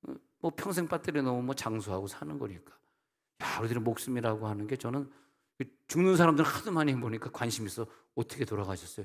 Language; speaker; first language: Korean; native; Korean